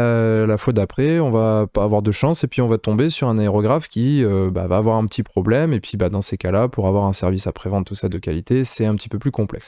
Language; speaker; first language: French; native; French